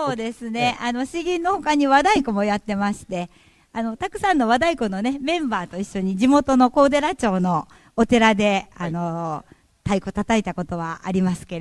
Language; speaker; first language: Japanese; native; Japanese